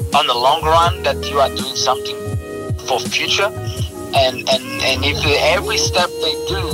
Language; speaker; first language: English; non-native, fluent; Portuguese